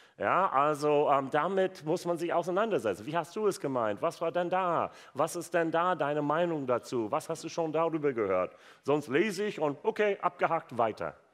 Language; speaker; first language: German; non-native, fluent; English